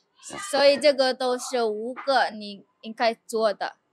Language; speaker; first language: Chinese; non-native, fluent; Indonesian